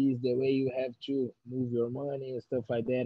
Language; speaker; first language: English; non-native, fluent; Portuguese